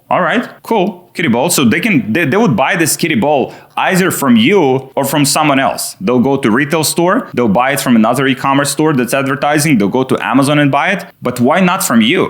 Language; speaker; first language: English; non-native, fluent; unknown